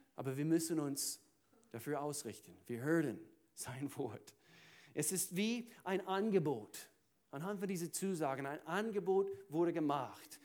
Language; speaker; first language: German; non-native, fluent; English